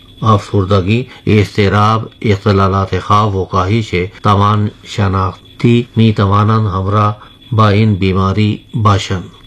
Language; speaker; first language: Persian; non-native, fluent; Urdu